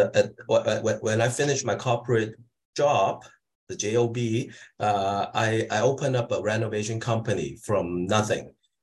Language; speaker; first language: English; non-native, local second language; Cantonese